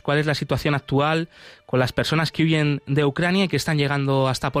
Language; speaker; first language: Spanish; native; Spanish